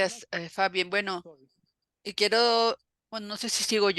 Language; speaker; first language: Spanish; native; Spanish